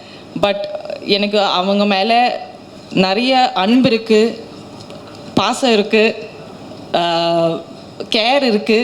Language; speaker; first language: Tamil; non-native, learner; Malayalam